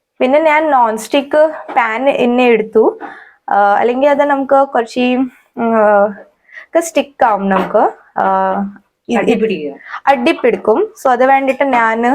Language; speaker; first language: Malayalam; non-native, fluent; Hindi